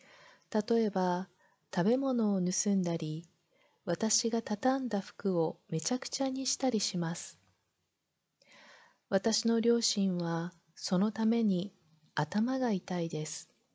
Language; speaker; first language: Japanese; non-native, learner; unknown